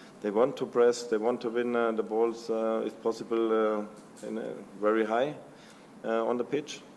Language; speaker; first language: English; non-native, learner; German